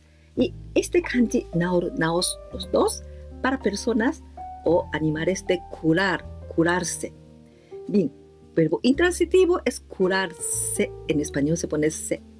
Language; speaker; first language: Spanish; non-native, fluent; Japanese